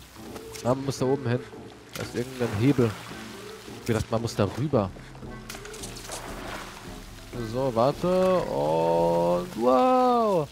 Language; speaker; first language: German; native; German